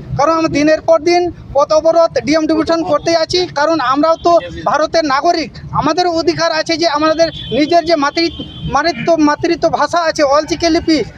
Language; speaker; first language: Bangla; non-native, local second language; Santali